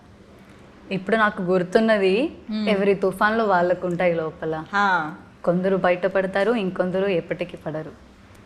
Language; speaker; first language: Telugu; non-native, learner; Malayalam